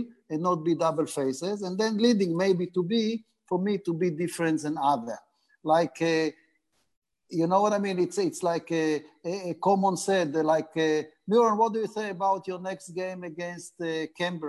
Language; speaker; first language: English; non-native, fluent; Hebrew